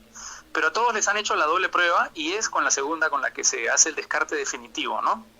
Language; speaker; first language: Spanish; native; Spanish